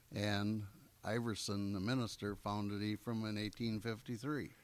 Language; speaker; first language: English; native; English